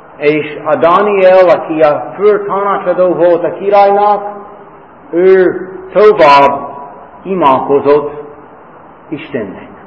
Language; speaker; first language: Hungarian; non-native, fluent; English